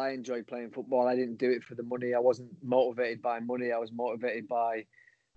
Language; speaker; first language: English; native; English